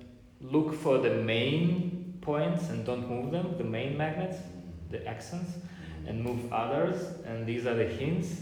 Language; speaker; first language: English; non-native, fluent; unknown